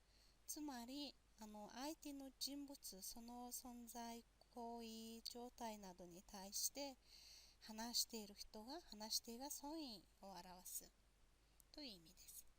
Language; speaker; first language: Japanese; non-native, fluent; Mongolian